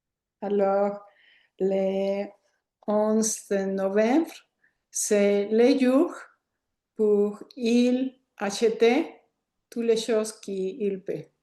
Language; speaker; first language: French; non-native, learner; Spanish